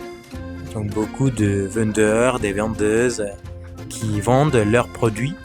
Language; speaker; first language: French; non-native, fluent; Spanish